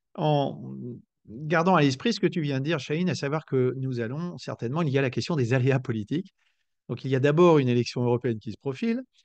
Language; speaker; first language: French; native; French